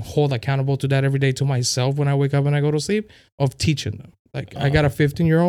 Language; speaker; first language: English; non-native, fluent; Spanish